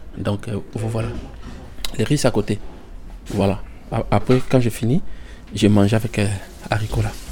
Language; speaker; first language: French; non-native, learner; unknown